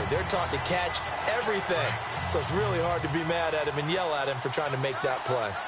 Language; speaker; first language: English; native; English